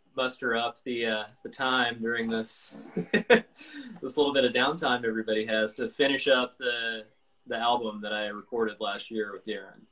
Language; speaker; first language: English; native; English